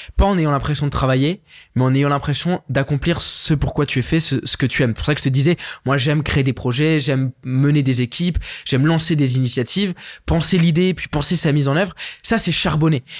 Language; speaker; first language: French; native; French